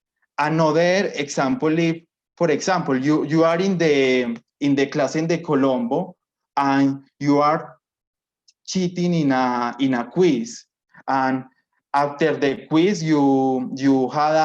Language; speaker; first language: English; non-native, learner; Spanish